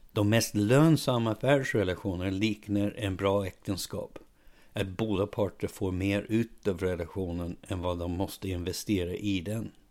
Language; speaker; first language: Swedish; non-native, fluent; English